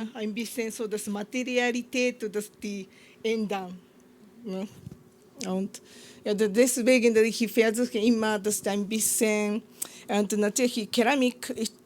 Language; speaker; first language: German; non-native, learner; Japanese